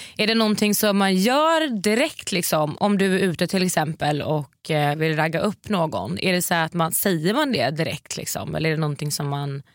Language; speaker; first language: Swedish; native; Swedish